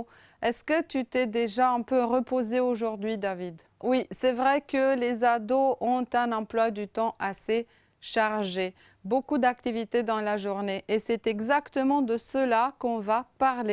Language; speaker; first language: French; non-native, fluent; Romanian